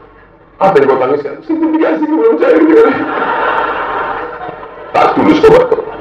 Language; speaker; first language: Indonesian; non-native, local second language; Malay